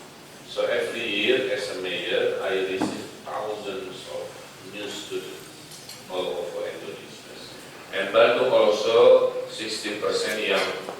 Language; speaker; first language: English; non-native, fluent; Indonesian